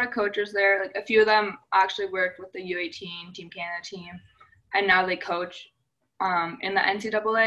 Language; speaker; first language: English; native; English